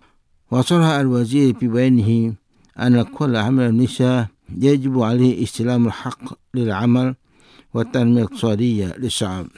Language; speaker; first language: Arabic; non-native, fluent; Indonesian